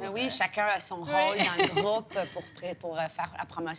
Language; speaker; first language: French; native; French